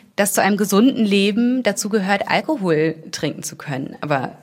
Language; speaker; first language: German; native; German